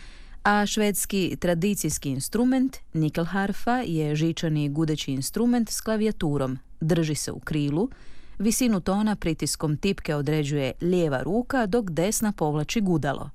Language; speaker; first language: Serbian; native; Serbian